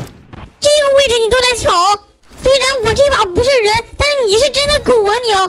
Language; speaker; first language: Chinese; native; Chinese